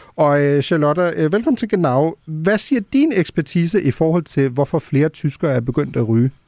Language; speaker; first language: Danish; early bilingual, heritage; Danish